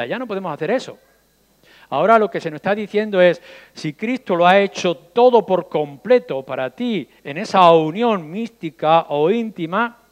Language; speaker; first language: Spanish; native; Spanish